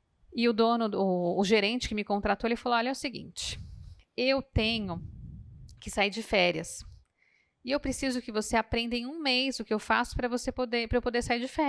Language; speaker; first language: Portuguese; native; Portuguese